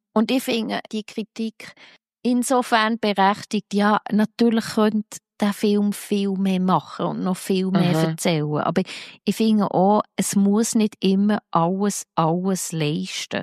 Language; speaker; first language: German; native; German